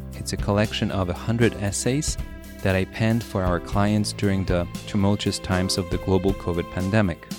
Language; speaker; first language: English; early bilingual, other home language; Polish